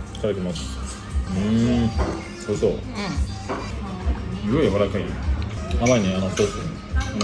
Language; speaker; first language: Japanese; non-native, fluent; French